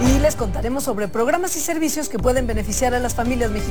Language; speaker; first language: Spanish; native; Spanish